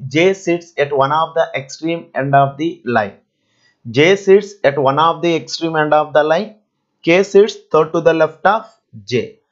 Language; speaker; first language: English; non-native, local second language; Telugu